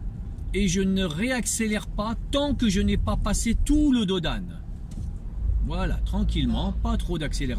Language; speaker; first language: French; native; French